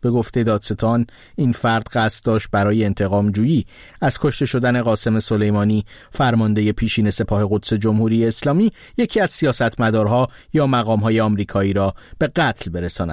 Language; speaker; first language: Persian; native; Persian